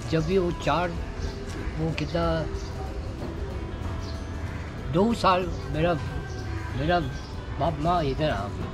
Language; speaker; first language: Hindi; non-native, local second language; Chinese